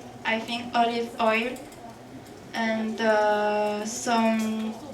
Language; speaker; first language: English; non-native, fluent; French